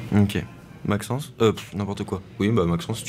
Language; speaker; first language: French; native; French